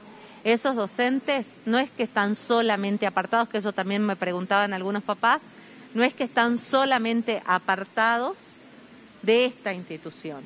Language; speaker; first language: Spanish; native; Spanish